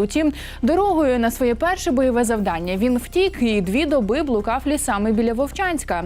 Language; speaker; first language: Ukrainian; native; Ukrainian